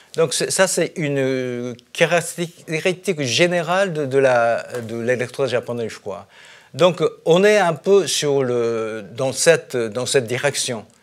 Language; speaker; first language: French; non-native, fluent; Japanese